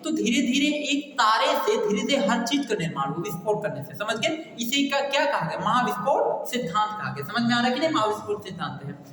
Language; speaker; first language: Hindi; native; Hindi